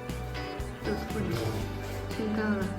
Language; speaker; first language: Thai; native; Thai